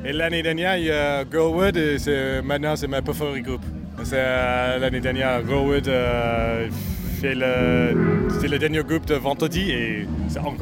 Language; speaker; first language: French; non-native, learner; English